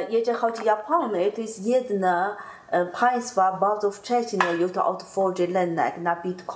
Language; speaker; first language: Polish; non-native, learner; Chinese